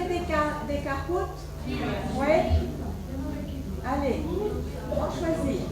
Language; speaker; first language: French; non-native, fluent; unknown